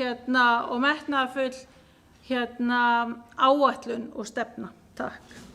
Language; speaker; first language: Icelandic; native; Icelandic